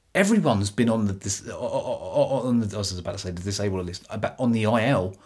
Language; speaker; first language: English; native; English